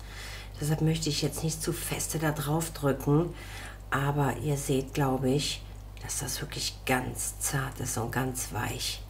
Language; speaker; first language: German; native; German